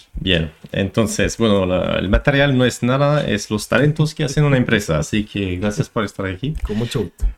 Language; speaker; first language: Spanish; non-native, fluent; French